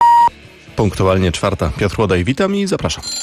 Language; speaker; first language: Polish; native; Polish